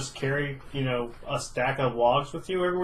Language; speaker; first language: English; native; English